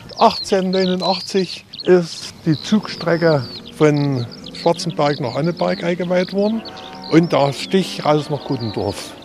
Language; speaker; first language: German; native; German